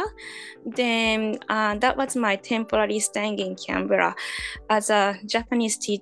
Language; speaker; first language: English; non-native, fluent; Japanese